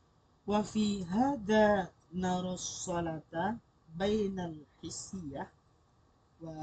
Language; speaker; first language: Arabic; non-native, learner; Indonesian